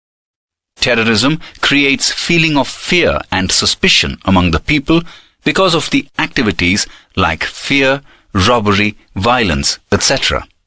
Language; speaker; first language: English; non-native, local second language; Gujarati